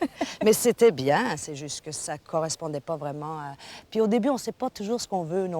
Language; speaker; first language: French; native; French